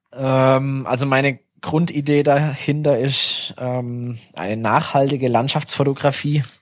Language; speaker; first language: German; native; German